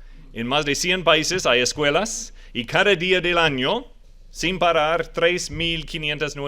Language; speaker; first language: Spanish; non-native, fluent; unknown